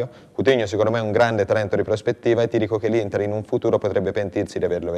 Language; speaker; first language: Italian; native; Italian